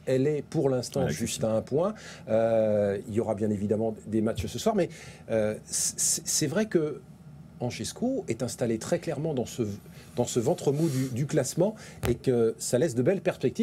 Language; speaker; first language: French; native; French